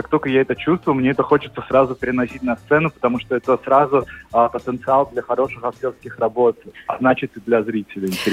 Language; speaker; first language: Russian; native; Russian